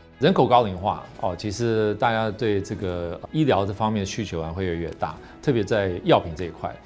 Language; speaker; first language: Chinese; non-native, fluent; English